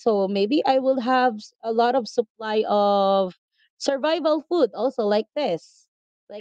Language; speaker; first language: English; non-native, local second language; Filipino